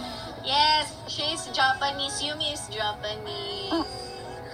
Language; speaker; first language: English; non-native, local second language; Filipino